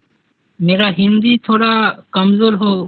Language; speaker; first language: Hindi; non-native, local second language; Bangla